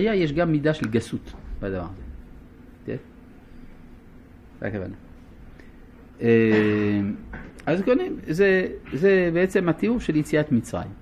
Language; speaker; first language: Hebrew; non-native, fluent; French